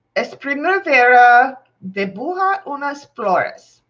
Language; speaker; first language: Spanish; non-native, learner; English